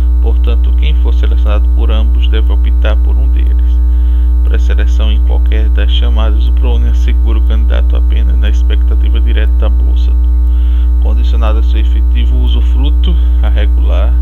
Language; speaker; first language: Portuguese; native; Portuguese